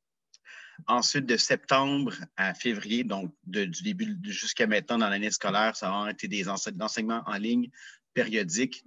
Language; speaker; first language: French; native; French